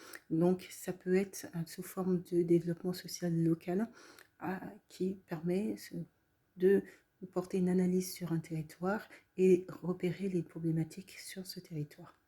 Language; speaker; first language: French; native; French